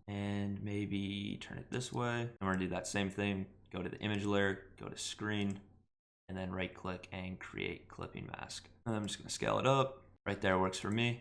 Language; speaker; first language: English; native; English